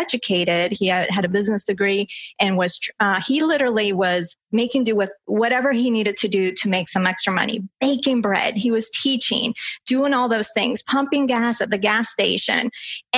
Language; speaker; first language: English; early bilingual, other home language; Spanish